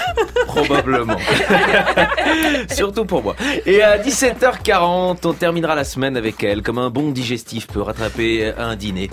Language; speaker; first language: French; native; French